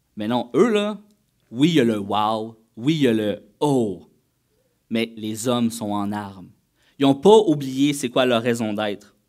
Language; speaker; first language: French; native; French